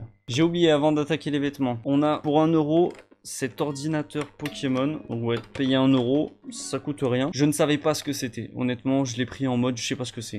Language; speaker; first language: French; native; French